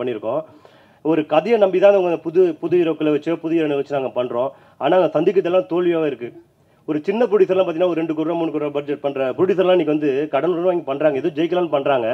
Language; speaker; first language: Tamil; native; Tamil